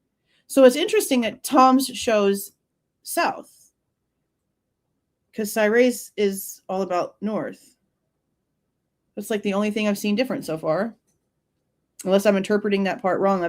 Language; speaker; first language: English; native; English